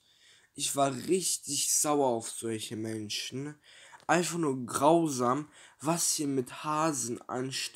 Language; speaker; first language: German; early bilingual, other home language; Turkish